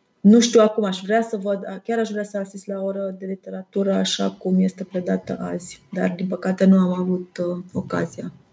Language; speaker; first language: Romanian; non-native, local second language; German